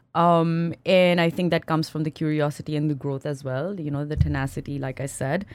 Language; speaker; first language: English; non-native, local second language; Urdu